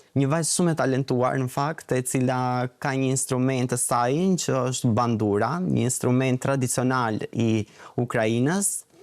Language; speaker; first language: Albanian; native; Albanian